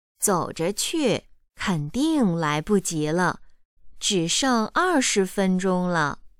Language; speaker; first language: Chinese; native; Chinese